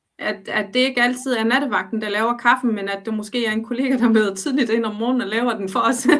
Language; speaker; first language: Danish; early bilingual, other home language; Arabic